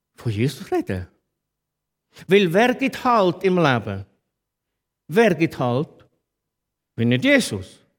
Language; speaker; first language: German; native; German